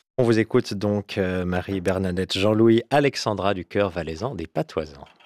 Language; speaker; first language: French; native; French